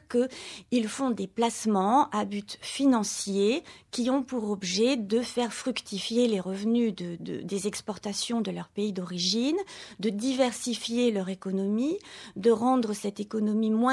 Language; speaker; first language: French; native; French